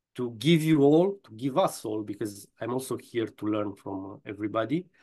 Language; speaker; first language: English; non-native, fluent; Romanian